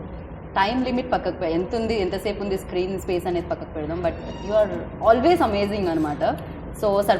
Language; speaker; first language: Telugu; native; Telugu